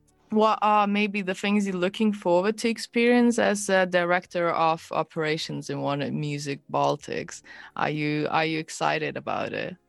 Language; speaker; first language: English; non-native, fluent; Lithuanian